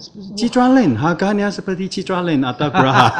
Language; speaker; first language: Indonesian; non-native, learner; Chinese